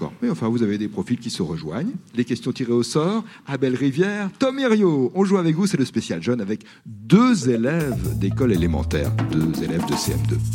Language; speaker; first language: French; native; French